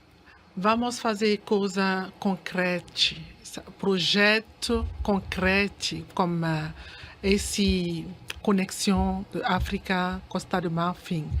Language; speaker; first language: Portuguese; non-native, learner; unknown